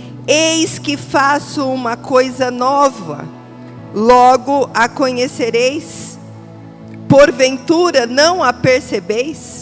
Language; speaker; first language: Portuguese; native; Portuguese